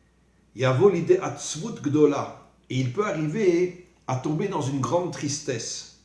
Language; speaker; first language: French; native; French